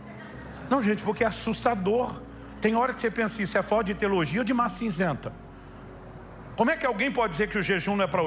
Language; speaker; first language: Portuguese; native; Portuguese